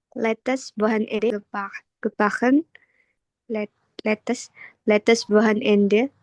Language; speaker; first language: German; non-native, learner; Indonesian